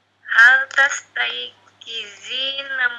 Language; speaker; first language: Arabic; non-native, learner; Indonesian